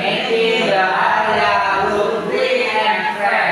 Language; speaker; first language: English; non-native, learner; Indonesian